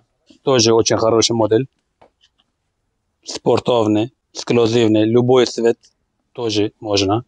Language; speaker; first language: Russian; non-native, learner; Turkish